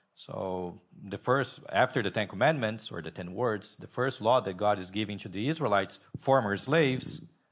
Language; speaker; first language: English; non-native, fluent; Portuguese